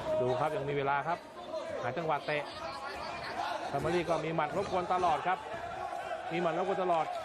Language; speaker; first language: Thai; native; Thai